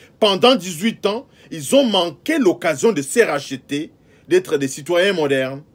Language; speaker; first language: French; non-native, local second language; Lingala